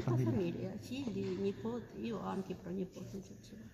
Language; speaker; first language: Italian; non-native, fluent; Ukrainian